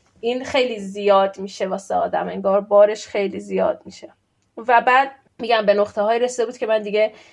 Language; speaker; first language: Persian; native; Persian